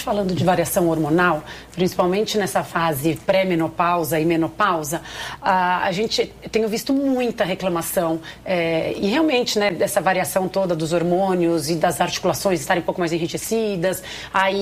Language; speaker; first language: Portuguese; native; Portuguese